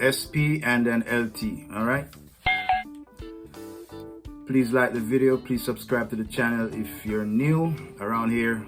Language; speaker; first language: English; native; English